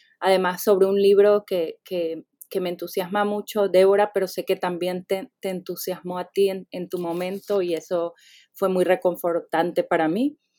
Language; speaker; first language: Spanish; native; Spanish